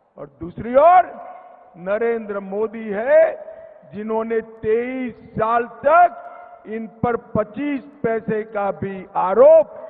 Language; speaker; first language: Hindi; non-native, local second language; Gujarati